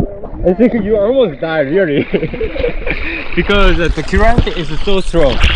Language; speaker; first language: English; non-native, learner; Korean